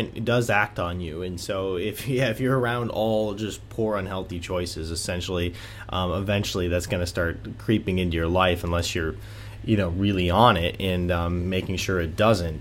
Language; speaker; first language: English; native; English